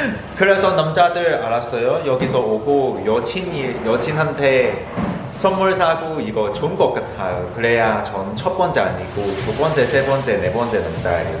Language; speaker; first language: Korean; non-native, fluent; Cantonese